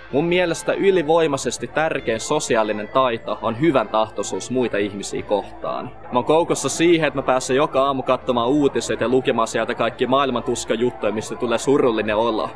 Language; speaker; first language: Finnish; early bilingual, other home language; Russian